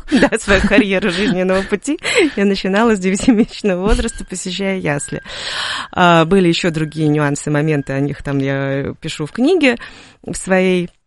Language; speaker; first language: Russian; native; Russian